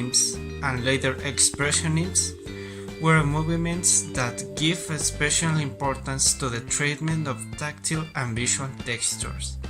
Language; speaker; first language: English; non-native, learner; Spanish